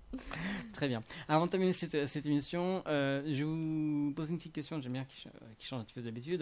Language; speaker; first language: French; native; French